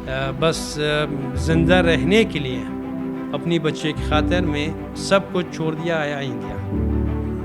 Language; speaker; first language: Hindi; non-native, fluent; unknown